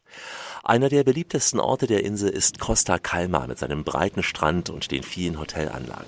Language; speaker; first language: German; native; German